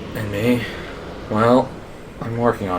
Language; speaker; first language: English; native; English